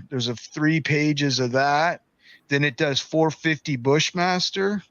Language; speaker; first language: English; native; English